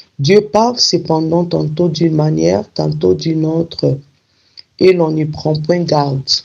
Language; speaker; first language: French; non-native, local second language; Lingala